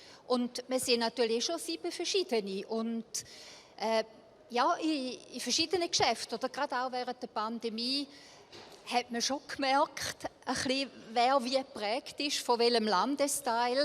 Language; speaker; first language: German; native; German